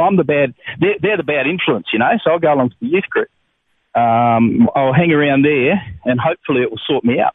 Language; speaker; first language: English; native; English